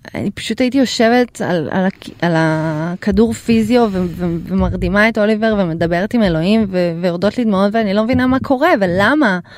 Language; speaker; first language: Hebrew; early bilingual, other home language; Russian